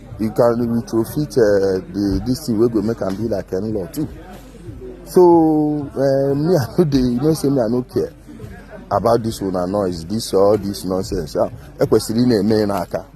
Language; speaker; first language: Nigerian Pidgin; non-native, local second language; Igbo